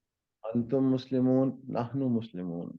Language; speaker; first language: Arabic; non-native, learner; Urdu